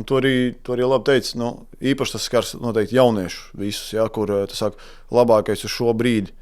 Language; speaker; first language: Latvian; native; Latvian